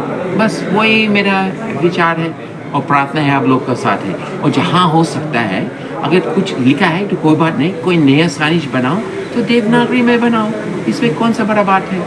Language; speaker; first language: Hindi; non-native, fluent; English